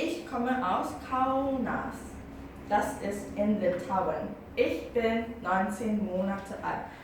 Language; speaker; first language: German; non-native, fluent; Korean